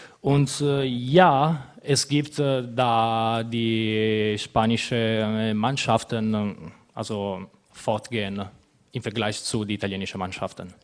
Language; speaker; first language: German; non-native, fluent; Italian